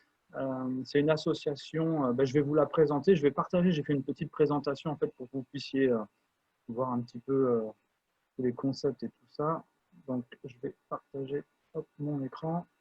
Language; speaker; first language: French; native; French